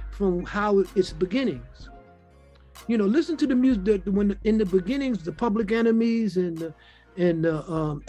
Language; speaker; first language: English; native; English